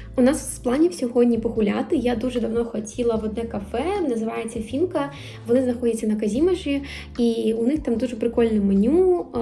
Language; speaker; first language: Ukrainian; native; Ukrainian